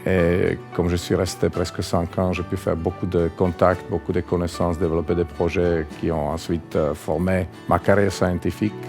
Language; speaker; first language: French; non-native, fluent; Czech